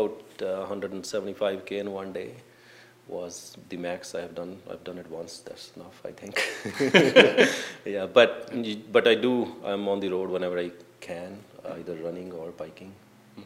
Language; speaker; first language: English; non-native, local second language; Punjabi